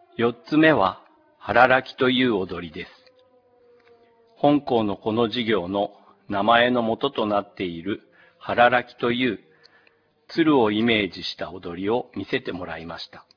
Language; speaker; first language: Japanese; native; Japanese